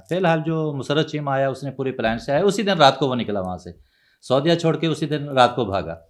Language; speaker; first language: Urdu; non-native, local second language; Punjabi